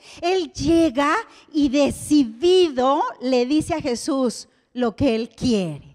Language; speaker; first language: Spanish; native; Spanish